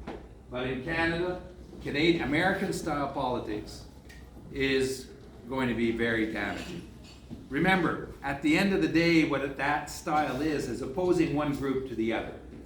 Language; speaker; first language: English; non-native, local second language; French